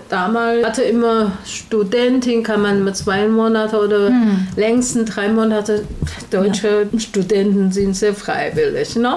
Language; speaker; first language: German; non-native, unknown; Chinese